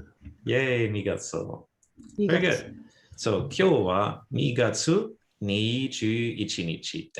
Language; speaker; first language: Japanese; non-native, fluent; English